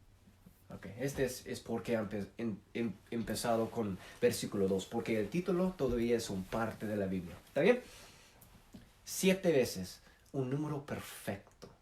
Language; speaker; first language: Spanish; non-native, fluent; English